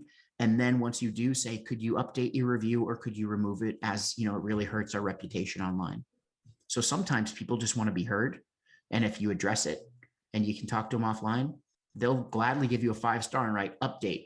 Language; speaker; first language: English; native; English